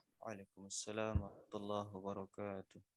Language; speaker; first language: Arabic; non-native, fluent; Indonesian